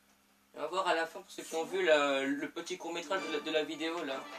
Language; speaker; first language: French; native; French